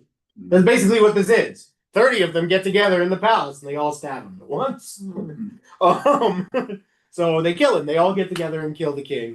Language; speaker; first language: English; native; English